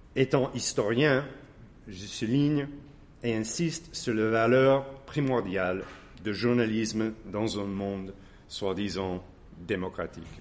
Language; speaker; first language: French; non-native, fluent; English